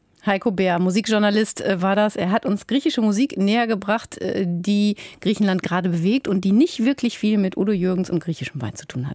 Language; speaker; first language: German; native; German